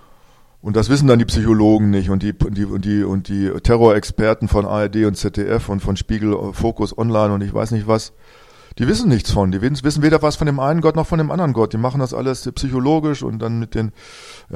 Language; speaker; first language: German; native; German